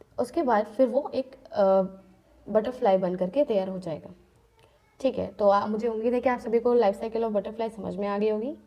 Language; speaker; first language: Hindi; native; Hindi